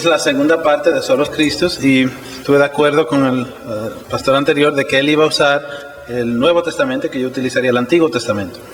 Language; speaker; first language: Spanish; native; Spanish